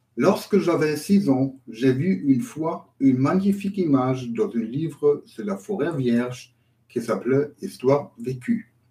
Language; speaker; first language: French; non-native, learner; German